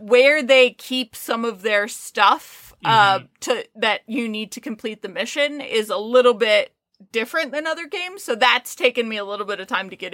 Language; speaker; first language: English; native; English